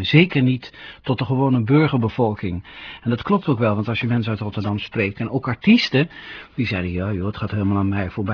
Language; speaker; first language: Dutch; native; Dutch